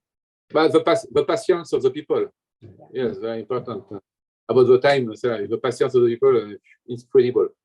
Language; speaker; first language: English; non-native, learner; French